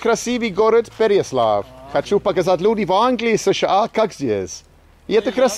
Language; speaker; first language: Russian; non-native, learner; English